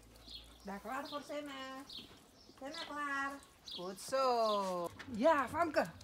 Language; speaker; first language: Dutch; non-native, learner; Indonesian